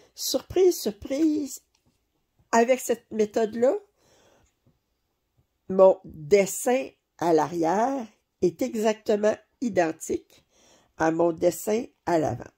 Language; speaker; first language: French; native; French